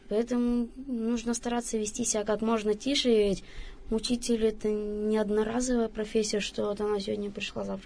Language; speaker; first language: Russian; native; Russian